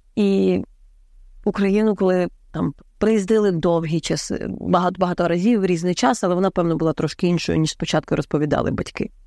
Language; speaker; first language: Ukrainian; native; Ukrainian